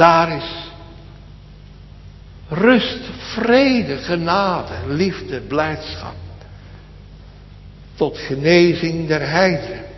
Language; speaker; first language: Dutch; native; Dutch